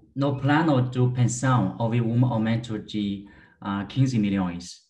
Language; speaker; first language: Portuguese; non-native, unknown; Chinese